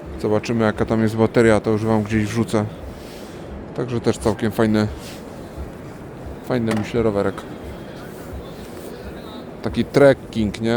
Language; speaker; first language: Polish; native; Polish